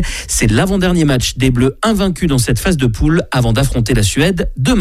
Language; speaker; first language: French; native; French